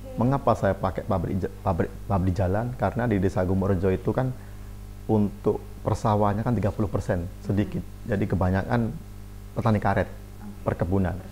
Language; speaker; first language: Indonesian; non-native, local second language; Javanese